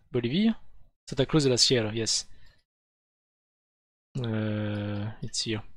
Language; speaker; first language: English; non-native, learner; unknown